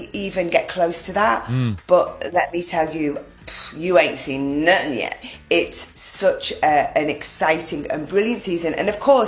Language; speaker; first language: English; native; English